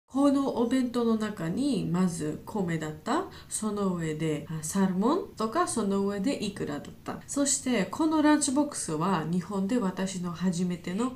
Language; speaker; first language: Japanese; non-native, learner; Georgian